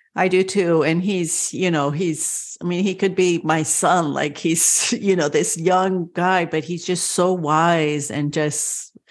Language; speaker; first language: English; early bilingual, other home language; French